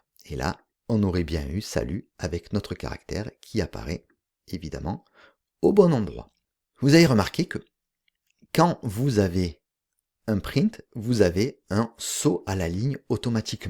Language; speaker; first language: French; native; French